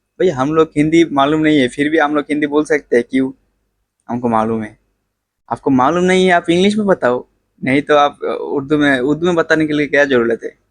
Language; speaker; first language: Hindi; non-native, learner; Bangla